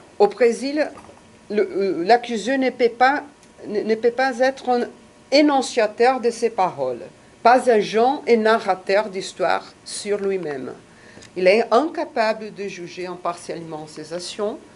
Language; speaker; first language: French; non-native, fluent; Portuguese